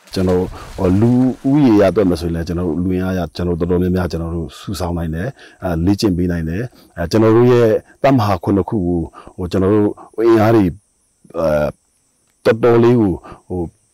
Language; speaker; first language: Burmese; non-native, local second language; Shwe Palaung